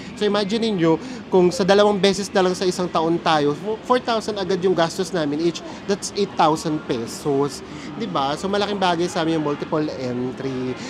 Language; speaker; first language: Filipino; native; Filipino